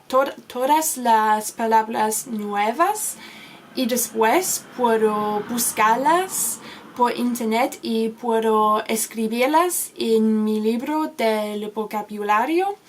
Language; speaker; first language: Spanish; non-native, learner; English